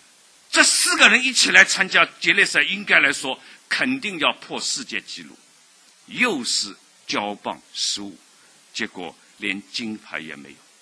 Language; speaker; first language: Chinese; native; Chinese